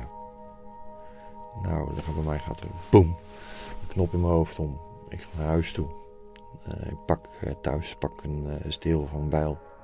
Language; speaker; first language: Dutch; native; Dutch